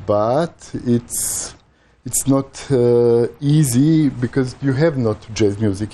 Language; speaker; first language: English; non-native, learner; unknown